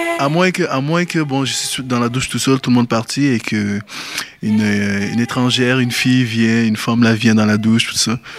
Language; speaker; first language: French; early bilingual, other home language; Bambara